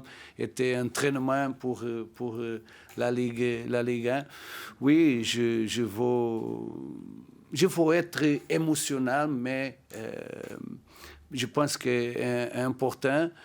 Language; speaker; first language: French; non-native, learner; Portuguese